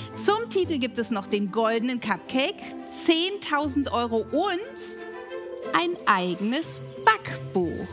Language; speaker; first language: German; native; German